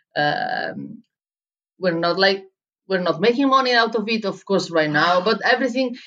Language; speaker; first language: English; non-native, fluent; Italian